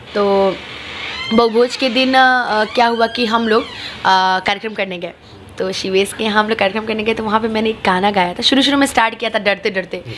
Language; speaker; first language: Hindi; native; Hindi